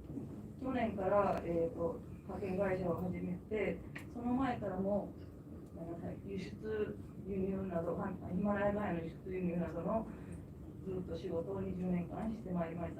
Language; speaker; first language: Japanese; non-native, fluent; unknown